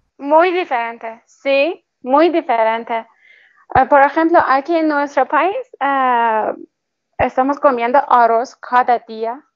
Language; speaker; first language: Spanish; non-native, learner; Persian